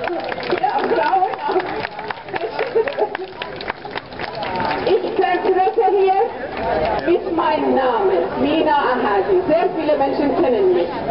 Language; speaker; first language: German; non-native, fluent; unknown